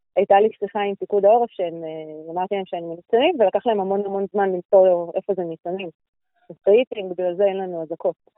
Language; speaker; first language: Hebrew; native; Hebrew